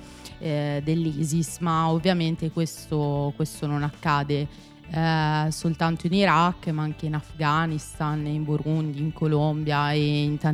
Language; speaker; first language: Italian; native; Italian